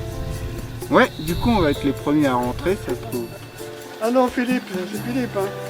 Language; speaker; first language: French; native; French